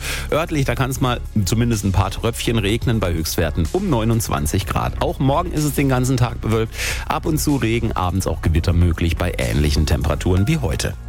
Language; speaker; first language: German; native; German